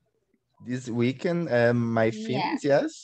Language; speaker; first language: English; non-native, learner; Portuguese